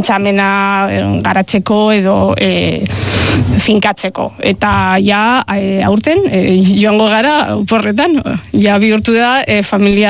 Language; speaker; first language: Basque; non-native, local second language; Spanish